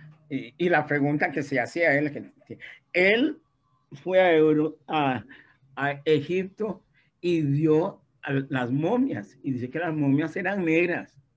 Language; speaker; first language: Spanish; non-native, local second language; English